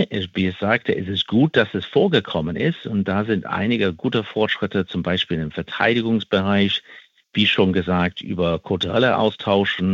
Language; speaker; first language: German; non-native, fluent; English